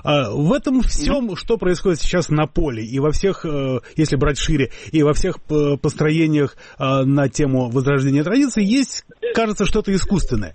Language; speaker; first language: Russian; native; Russian